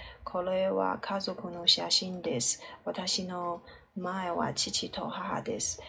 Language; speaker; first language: Japanese; non-native, learner; Chinese